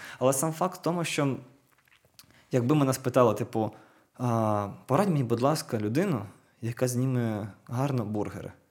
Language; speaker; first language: Ukrainian; non-native, local second language; Russian